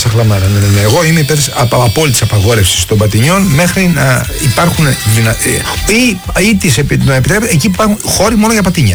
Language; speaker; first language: Greek; native; Greek